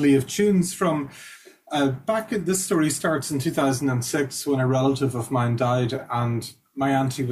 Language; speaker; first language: English; native; English